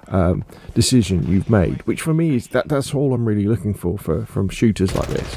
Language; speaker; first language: English; native; English